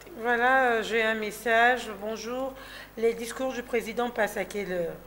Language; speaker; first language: French; non-native, local second language; Lingala